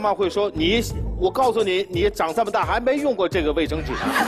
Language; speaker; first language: Chinese; native; Chinese